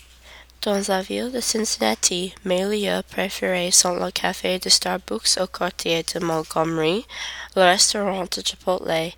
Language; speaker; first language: French; non-native, learner; English